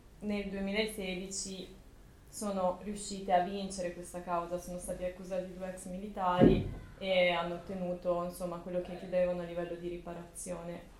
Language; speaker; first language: Italian; native; Italian